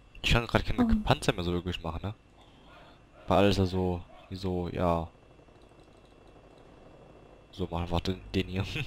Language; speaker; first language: German; native; German